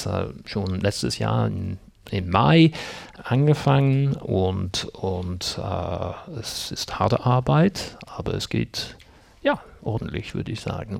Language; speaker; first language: German; non-native, fluent; English